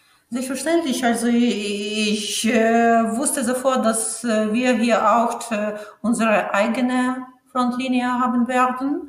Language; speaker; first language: German; non-native, fluent; Ukrainian